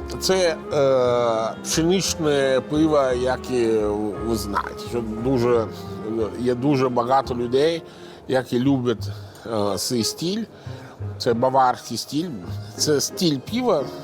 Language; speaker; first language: Ukrainian; non-native, fluent; Italian